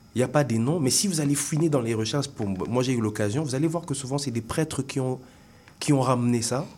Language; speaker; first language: French; non-native, local second language; Lingala